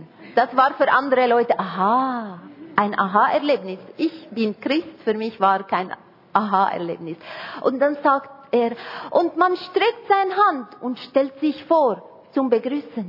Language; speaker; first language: German; non-native, fluent; Arabic